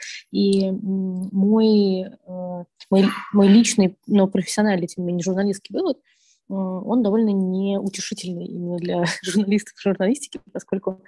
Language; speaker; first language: Russian; native; Russian